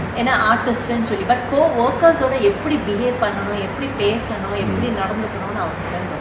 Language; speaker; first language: Tamil; non-native, local second language; Telugu